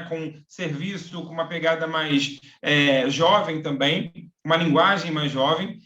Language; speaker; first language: Portuguese; native; Portuguese